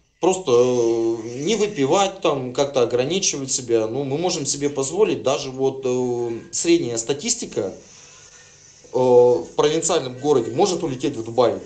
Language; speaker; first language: Russian; native; Russian